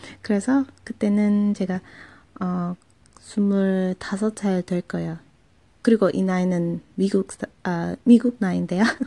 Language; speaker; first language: Korean; non-native, fluent; English